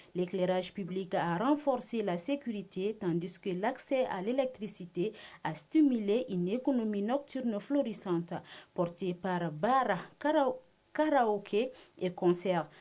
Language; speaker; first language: French; non-native, local second language; Bambara